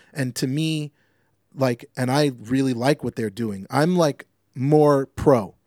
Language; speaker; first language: English; native; English